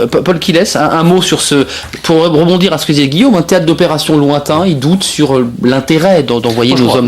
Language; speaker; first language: French; native; French